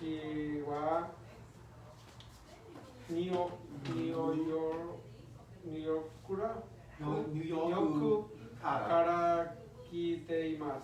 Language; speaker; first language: Japanese; non-native, learner; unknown